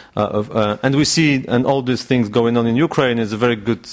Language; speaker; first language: English; non-native, fluent; Polish